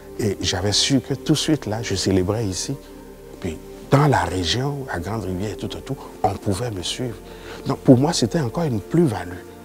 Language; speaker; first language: French; non-native, local second language; Yoruba